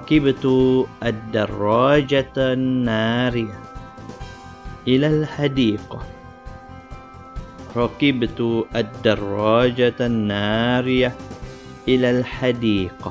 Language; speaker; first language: Arabic; non-native, fluent; Malay